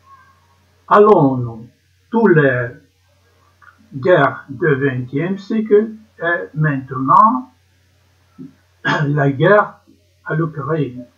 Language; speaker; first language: French; non-native, learner; Ukrainian